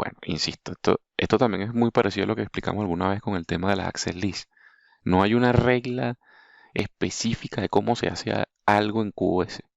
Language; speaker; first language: Spanish; native; Spanish